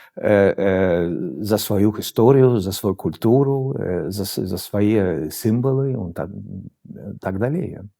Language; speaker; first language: Belarusian; non-native, fluent; Swedish